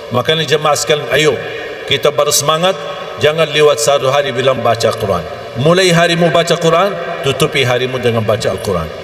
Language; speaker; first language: Malay; non-native, fluent; Arabic